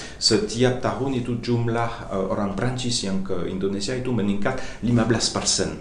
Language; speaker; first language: Indonesian; non-native, fluent; French